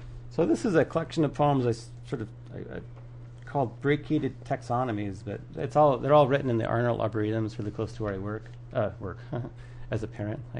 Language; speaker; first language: English; native; English